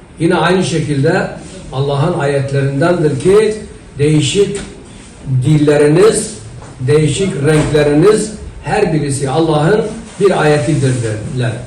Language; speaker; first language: Turkish; non-native, local second language; Zaza